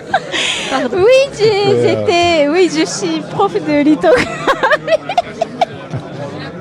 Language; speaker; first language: French; non-native, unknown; Japanese